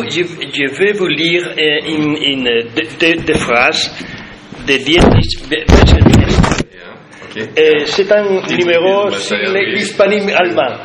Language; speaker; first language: French; non-native, fluent; Spanish